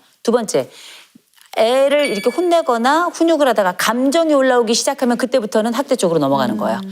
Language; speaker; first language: Korean; native; Korean